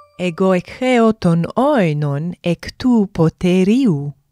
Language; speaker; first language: Greek; non-native, fluent; English